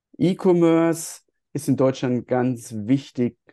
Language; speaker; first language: German; native; German